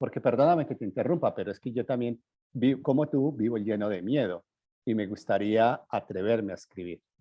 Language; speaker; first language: Spanish; native; Spanish